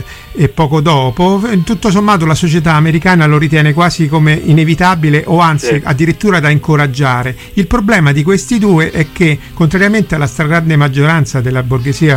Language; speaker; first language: Italian; native; Italian